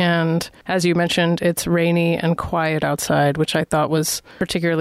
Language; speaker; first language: English; native; English